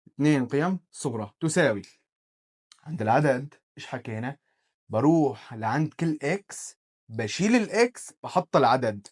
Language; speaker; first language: Arabic; native; Arabic